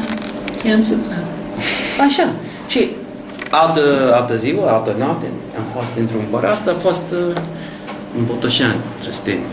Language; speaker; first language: Romanian; non-native, learner; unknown